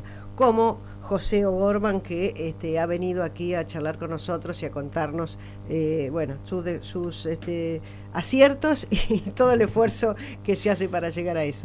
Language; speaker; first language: Spanish; native; Spanish